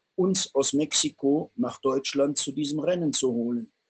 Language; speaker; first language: German; native; German